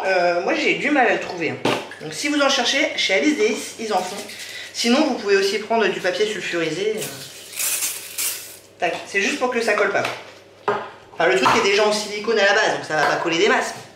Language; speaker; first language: French; native; French